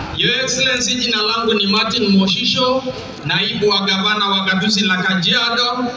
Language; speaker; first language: Swahili; non-native, local second language; Masai